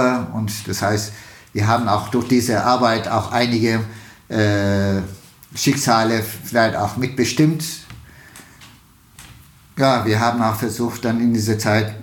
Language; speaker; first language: German; non-native, fluent; Turkish